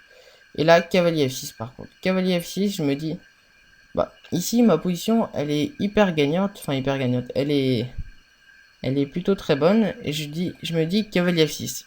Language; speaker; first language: French; native; French